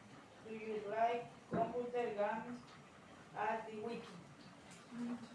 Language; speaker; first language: English; non-native, learner; Spanish